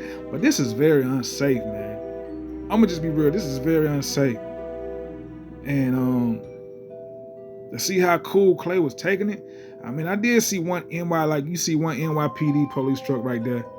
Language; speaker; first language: English; native; English